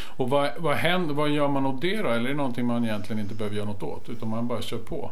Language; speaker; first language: Swedish; native; Swedish